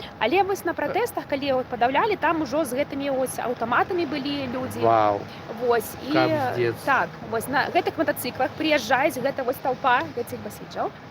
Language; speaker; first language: Belarusian; non-native, local second language; Russian